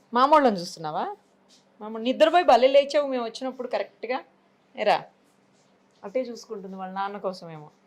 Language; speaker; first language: Telugu; native; Telugu